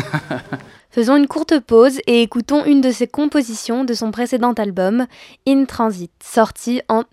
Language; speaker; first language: French; native; French